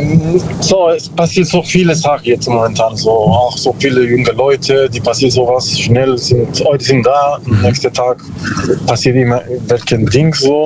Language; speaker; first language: German; non-native, learner; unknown